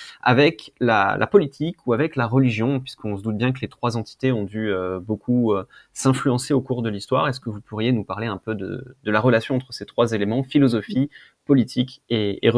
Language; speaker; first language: French; native; French